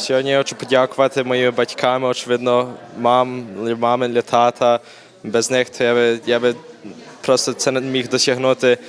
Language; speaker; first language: Ukrainian; early bilingual, heritage; Ukrainian